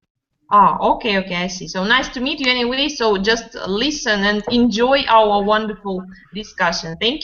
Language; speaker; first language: English; non-native, fluent; Russian